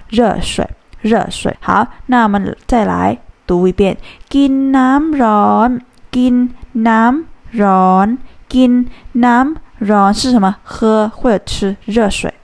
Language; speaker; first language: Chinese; non-native, fluent; Thai